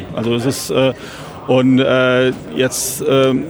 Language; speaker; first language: German; native; German